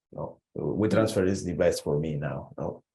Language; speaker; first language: English; non-native, learner; Spanish